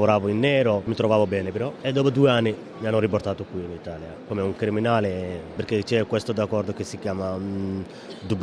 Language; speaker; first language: Italian; non-native, fluent; Somali